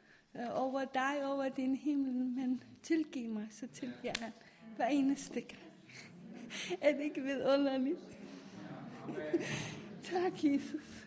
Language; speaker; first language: Danish; non-native, fluent; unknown